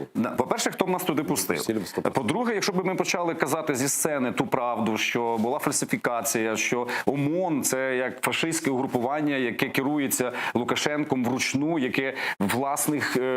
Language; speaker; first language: Ukrainian; native; Ukrainian